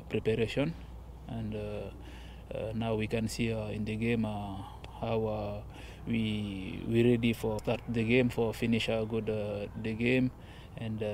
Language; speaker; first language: English; non-native, learner; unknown